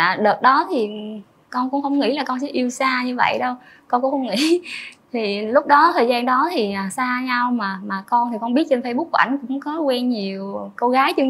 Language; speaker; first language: Vietnamese; native; Vietnamese